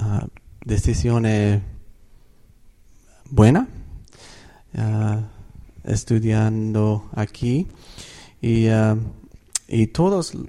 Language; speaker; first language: Spanish; non-native, fluent; English